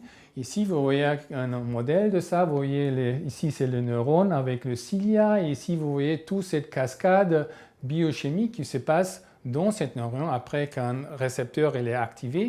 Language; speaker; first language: French; non-native, fluent; German